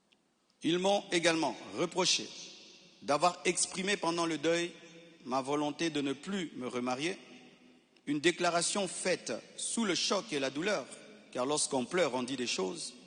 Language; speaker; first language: French; non-native, local second language; Lingala